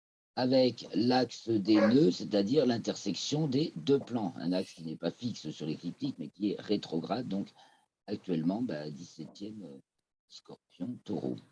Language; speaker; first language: French; native; French